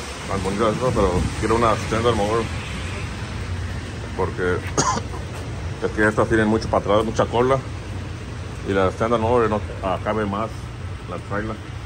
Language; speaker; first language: Spanish; early bilingual, heritage; Spanish